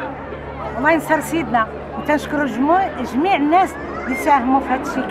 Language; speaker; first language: Arabic; native; Arabic